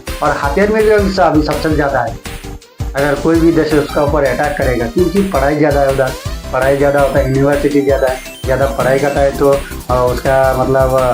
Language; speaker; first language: Hindi; non-native, local second language; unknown